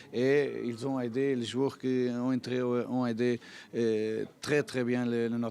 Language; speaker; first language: French; non-native, fluent; Portuguese